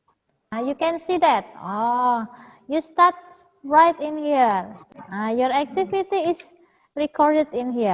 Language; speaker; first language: English; non-native, fluent; Indonesian